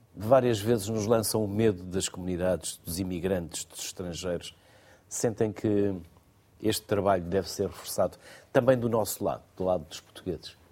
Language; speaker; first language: Portuguese; native; Portuguese